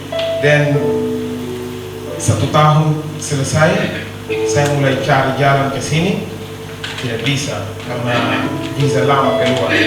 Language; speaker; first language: Indonesian; non-native, learner; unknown